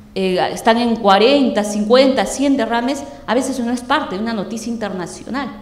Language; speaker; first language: Spanish; native; Spanish